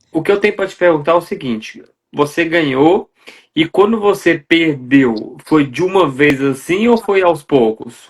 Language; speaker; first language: Portuguese; native; Portuguese